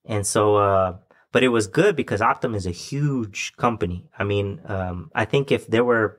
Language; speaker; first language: English; native; English